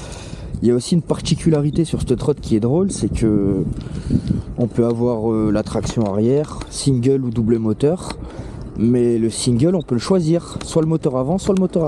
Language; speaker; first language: French; native; French